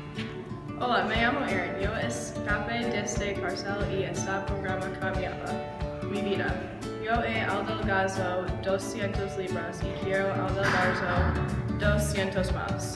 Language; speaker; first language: Spanish; non-native, learner; English